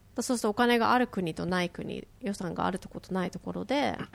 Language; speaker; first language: Japanese; native; Japanese